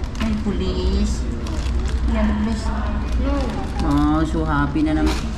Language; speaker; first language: Filipino; non-native, local second language; Cebuano